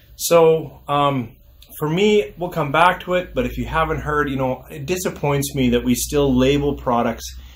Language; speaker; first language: English; native; English